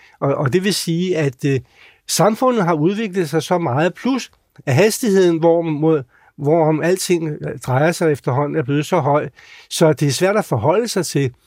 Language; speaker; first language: Danish; native; Danish